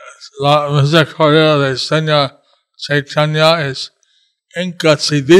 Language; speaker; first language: Spanish; non-native, learner; English